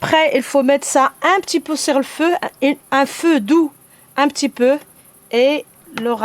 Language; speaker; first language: French; non-native, fluent; Arabic